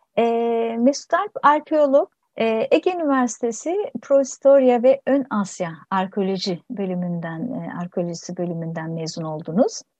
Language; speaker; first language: Turkish; native; Turkish